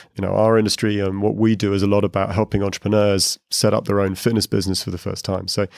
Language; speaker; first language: English; native; English